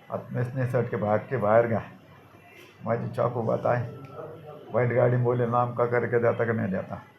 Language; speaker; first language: Hindi; native; Hindi